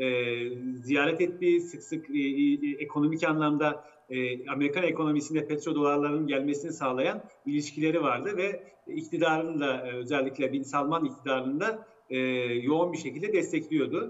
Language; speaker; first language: Turkish; native; Turkish